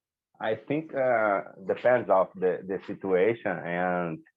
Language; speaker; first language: English; non-native, learner; Portuguese